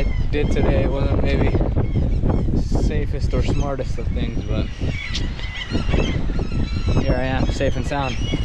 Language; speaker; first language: English; non-native, fluent; Finnish